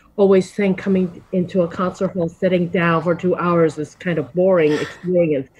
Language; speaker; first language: English; non-native, fluent; Chinese